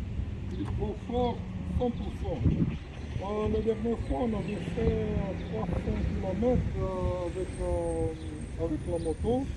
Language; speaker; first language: French; non-native, fluent; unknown